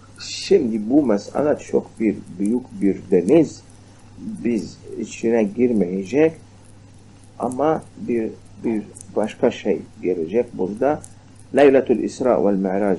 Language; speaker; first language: Turkish; non-native, learner; Arabic